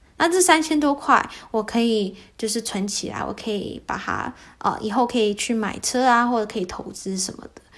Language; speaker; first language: Chinese; early bilingual, heritage; Chinese